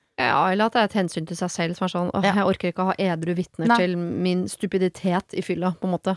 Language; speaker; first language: Norwegian; native; Norwegian